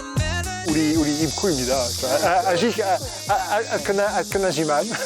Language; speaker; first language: Korean; non-native, learner; French